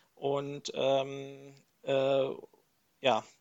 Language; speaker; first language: German; native; German